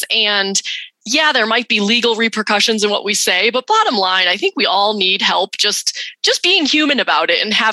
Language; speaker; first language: English; native; English